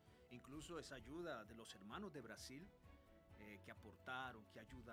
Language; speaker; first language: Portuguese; non-native, learner; Spanish